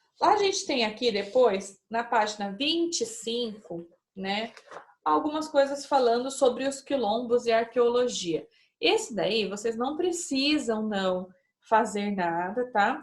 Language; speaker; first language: Portuguese; native; Portuguese